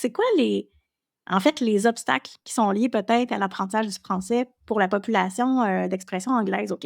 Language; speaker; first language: French; native; French